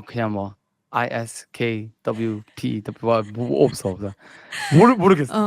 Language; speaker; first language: Korean; non-native, fluent; English